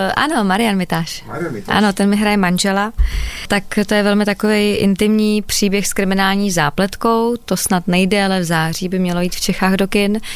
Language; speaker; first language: Czech; native; Czech